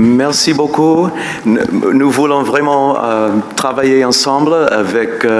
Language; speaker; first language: French; non-native, fluent; English